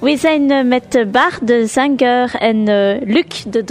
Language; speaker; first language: Dutch; non-native, local second language; French